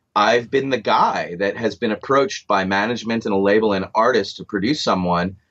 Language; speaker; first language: English; native; English